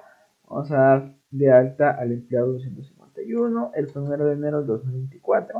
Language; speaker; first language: Spanish; native; Spanish